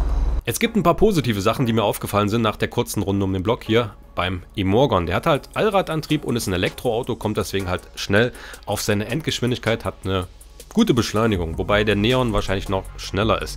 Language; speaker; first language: German; native; German